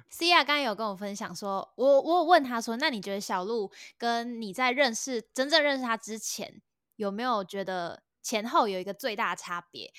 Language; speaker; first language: Chinese; native; Chinese